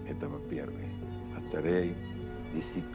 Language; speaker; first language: Russian; non-native, learner; Spanish